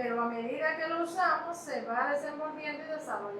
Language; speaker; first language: Spanish; native; Spanish